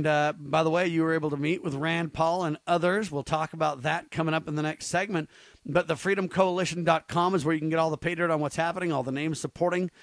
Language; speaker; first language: English; native; English